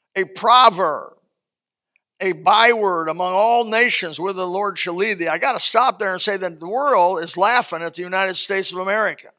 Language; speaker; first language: English; native; English